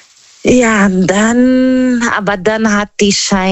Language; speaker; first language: German; non-native, learner; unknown